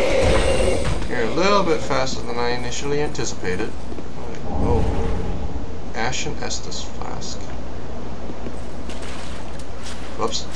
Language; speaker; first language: English; native; English